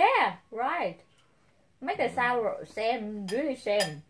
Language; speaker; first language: English; non-native, learner; Vietnamese